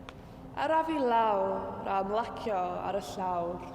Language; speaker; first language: Welsh; non-native, local second language; English